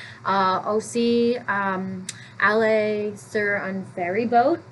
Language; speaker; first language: French; non-native, learner; English